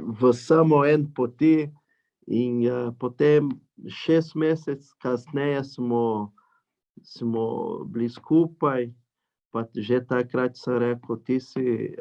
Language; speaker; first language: Slovenian; non-native, learner; Portuguese